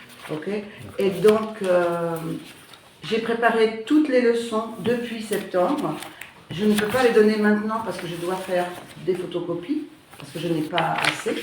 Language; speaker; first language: French; native; French